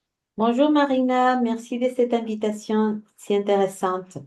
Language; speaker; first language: French; non-native, fluent; Spanish